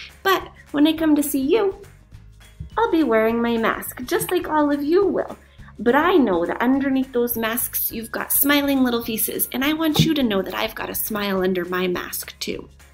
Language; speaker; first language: English; native; English